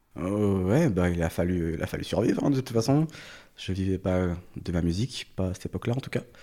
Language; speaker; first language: French; early bilingual, other home language; Portuguese